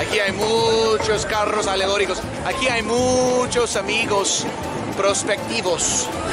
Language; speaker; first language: Spanish; non-native, fluent; English